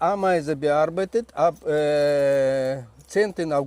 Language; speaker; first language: German; non-native, learner; Russian